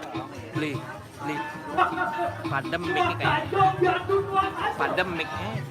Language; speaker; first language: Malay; non-native, local second language; Balinese